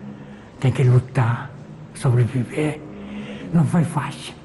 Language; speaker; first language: Portuguese; non-native, learner; Korean